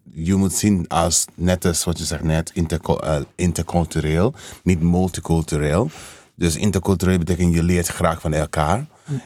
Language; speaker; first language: Dutch; non-native, learner; English